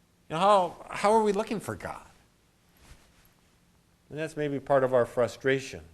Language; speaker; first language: English; native; English